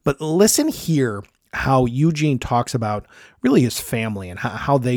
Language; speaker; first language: English; native; English